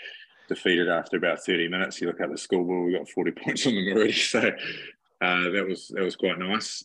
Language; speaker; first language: English; native; English